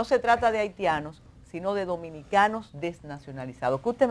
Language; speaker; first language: Spanish; native; Spanish